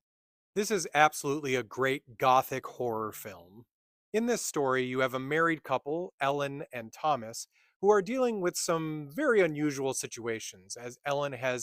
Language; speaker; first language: English; native; English